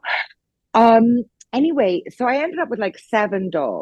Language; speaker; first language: English; native; English